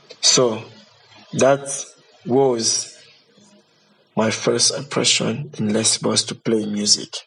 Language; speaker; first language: English; non-native, learner; Lingala